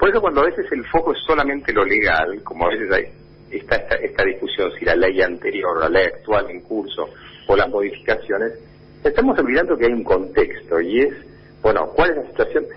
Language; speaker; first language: Spanish; native; Spanish